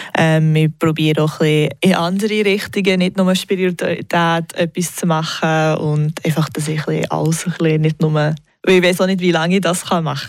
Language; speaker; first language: German; non-native, local second language; English